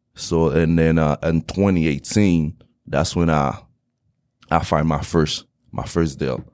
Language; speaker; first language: English; non-native, fluent; Haitian Creole